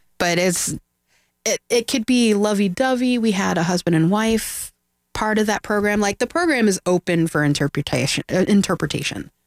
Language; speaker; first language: English; native; English